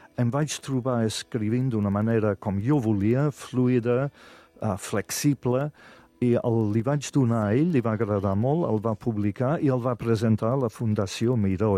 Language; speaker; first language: Catalan; non-native, fluent; English